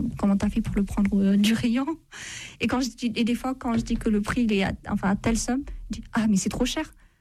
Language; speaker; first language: French; non-native, fluent; Amharic